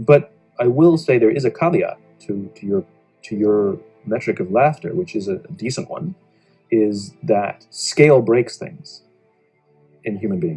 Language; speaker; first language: English; native; English